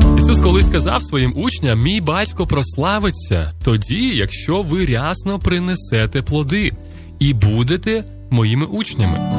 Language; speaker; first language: Ukrainian; native; Ukrainian